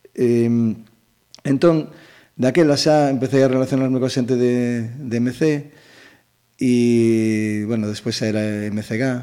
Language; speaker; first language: Galician; native; Galician